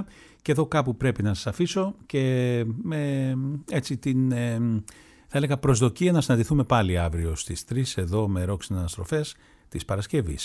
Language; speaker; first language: Greek; native; Greek